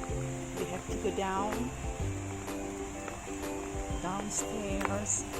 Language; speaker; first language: English; non-native, learner; Indonesian